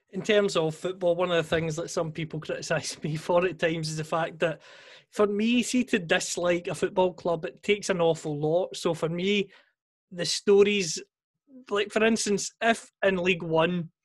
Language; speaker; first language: English; native; English